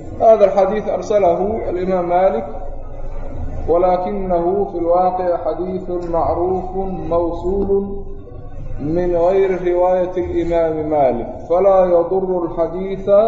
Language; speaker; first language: Arabic; non-native, local second language; Somali